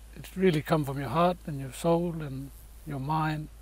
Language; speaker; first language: English; native; English